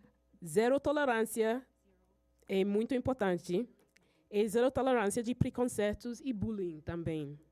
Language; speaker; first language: Portuguese; non-native, fluent; English